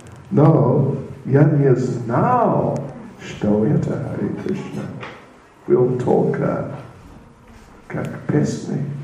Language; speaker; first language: Russian; non-native, learner; English